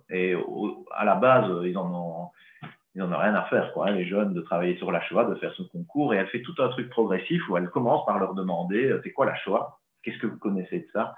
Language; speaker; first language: French; native; French